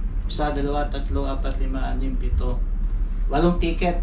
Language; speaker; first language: English; non-native, local second language; Filipino